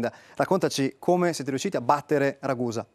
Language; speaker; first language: Italian; native; Italian